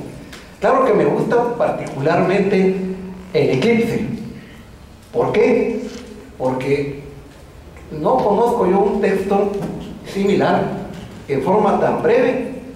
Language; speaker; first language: Spanish; native; Spanish